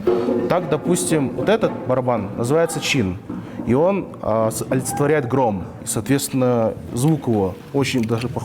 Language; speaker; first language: Russian; native; Russian